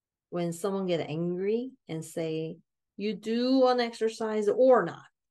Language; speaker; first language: English; non-native, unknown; Korean